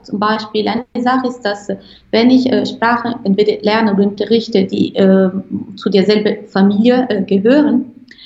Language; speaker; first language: German; non-native, fluent; Italian